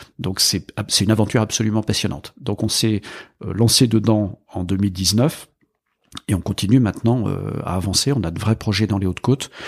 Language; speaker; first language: French; native; French